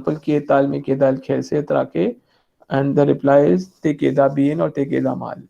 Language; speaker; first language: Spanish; non-native, fluent; Hindi